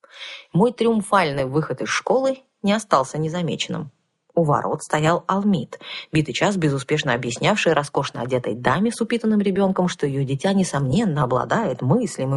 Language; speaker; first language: Russian; native; Russian